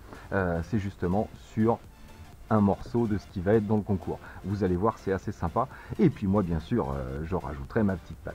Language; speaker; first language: French; native; French